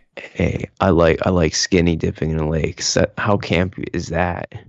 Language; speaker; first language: English; early bilingual, other home language; Filipino